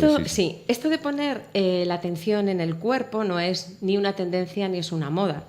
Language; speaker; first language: Spanish; native; Spanish